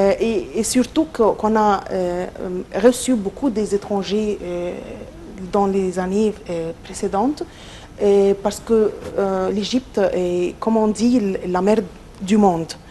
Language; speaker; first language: French; non-native, local second language; Arabic